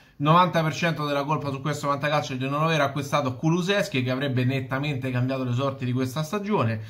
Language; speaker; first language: Italian; native; Italian